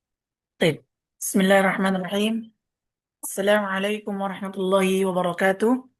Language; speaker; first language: Arabic; non-native, fluent; Indonesian